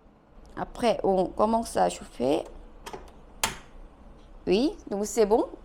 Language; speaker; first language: French; non-native, fluent; Korean